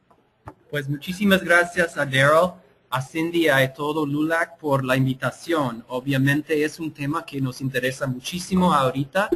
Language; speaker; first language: Spanish; non-native, fluent; English